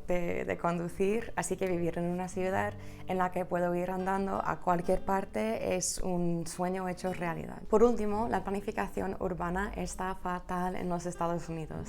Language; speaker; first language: Spanish; non-native, fluent; English